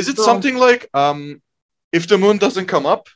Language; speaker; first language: English; non-native, fluent; Turkish